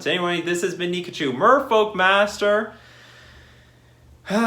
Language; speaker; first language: English; native; English